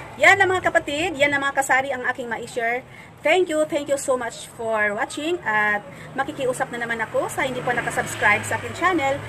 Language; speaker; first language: Filipino; non-native, local second language; Cebuano